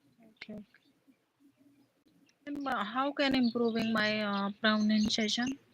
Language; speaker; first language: English; non-native, learner; Hindi